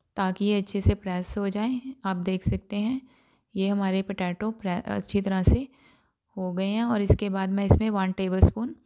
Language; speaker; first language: Hindi; non-native, local second language; Punjabi